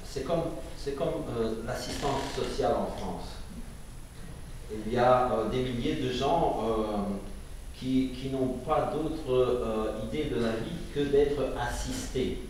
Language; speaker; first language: French; non-native, fluent; Ukrainian